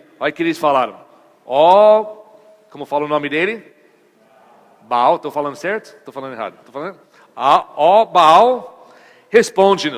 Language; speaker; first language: Portuguese; non-native, fluent; English